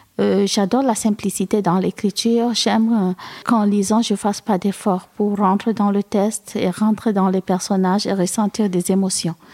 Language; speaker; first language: French; non-native, local second language; Fula